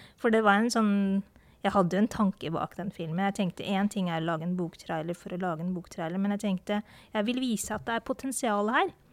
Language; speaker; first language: Norwegian; early bilingual, other home language; Urdu